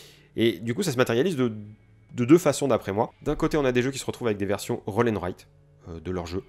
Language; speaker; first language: French; native; French